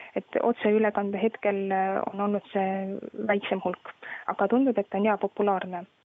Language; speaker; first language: Estonian; native; Estonian